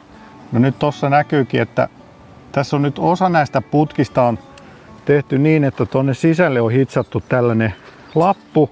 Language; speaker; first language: Finnish; native; Finnish